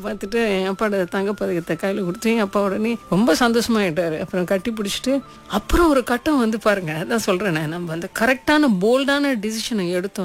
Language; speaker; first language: Tamil; early bilingual, heritage; Tamil